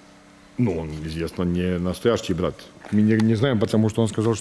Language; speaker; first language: Russian; non-native, learner; Serbian